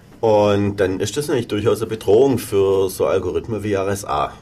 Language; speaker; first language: German; native; German